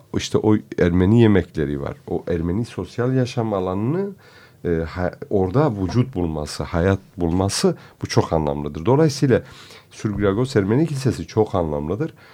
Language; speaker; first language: Turkish; non-native, local second language; Kurdish